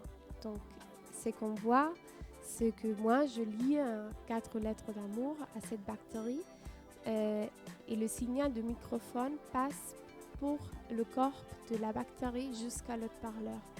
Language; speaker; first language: French; non-native, fluent; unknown